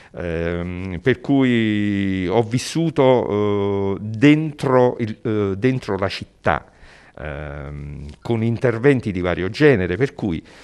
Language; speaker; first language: Italian; native; Italian